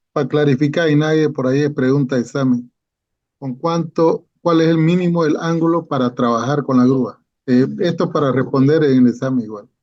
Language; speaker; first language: Spanish; native; Spanish